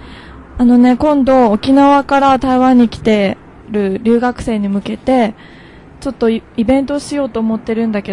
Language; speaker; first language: Japanese; native; Japanese